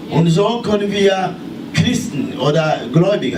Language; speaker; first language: German; non-native, learner; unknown